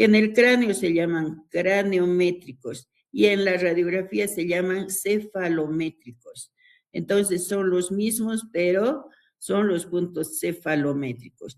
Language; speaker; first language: Spanish; native; Spanish